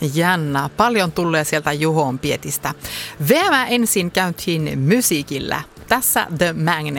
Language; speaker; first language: Finnish; native; Finnish